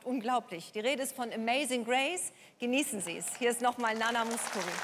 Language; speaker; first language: German; native; German